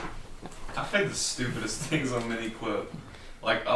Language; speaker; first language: English; native; English